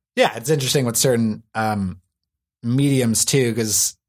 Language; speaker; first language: English; native; English